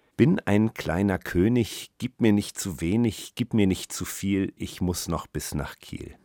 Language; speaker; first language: German; native; German